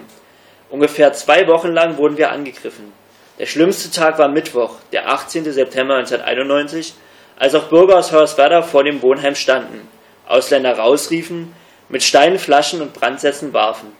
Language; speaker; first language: German; native; German